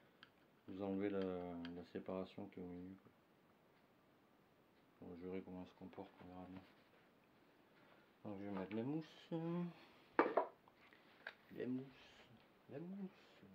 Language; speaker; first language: French; native; French